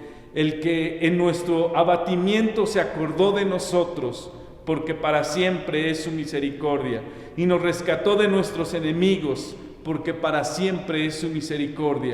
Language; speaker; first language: Spanish; native; Spanish